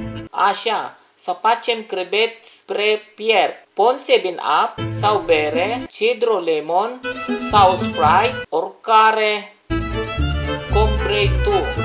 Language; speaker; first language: Romanian; non-native, learner; Filipino